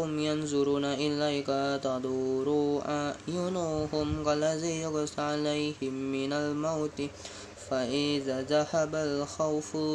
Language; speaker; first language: Arabic; non-native, learner; Indonesian